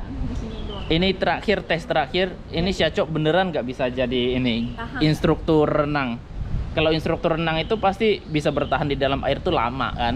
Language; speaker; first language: Indonesian; native; Indonesian